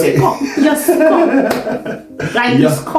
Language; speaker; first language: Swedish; non-native, learner; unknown